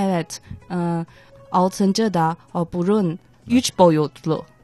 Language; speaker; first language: Turkish; non-native, fluent; Chinese